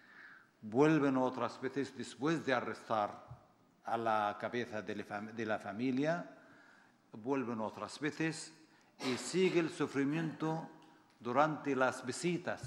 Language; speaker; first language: Spanish; non-native, fluent; Arabic